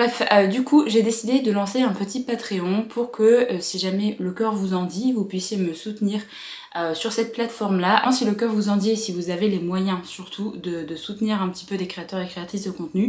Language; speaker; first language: French; native; French